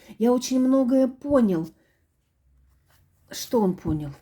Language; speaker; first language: Russian; native; Russian